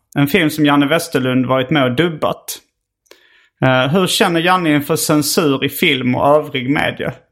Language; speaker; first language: Swedish; native; Swedish